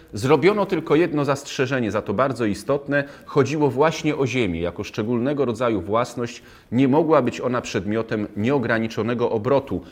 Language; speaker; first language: Polish; native; Polish